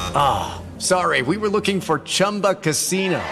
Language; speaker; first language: Spanish; native; Spanish